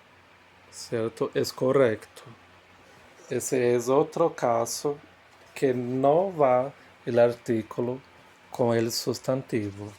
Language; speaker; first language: Spanish; non-native, fluent; Portuguese